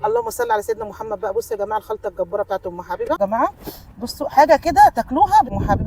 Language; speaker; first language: Arabic; native; Arabic